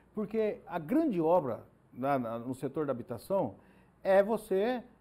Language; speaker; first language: Portuguese; native; Portuguese